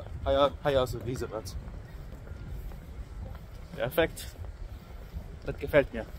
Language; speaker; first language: German; non-native, local second language; Luxembourgish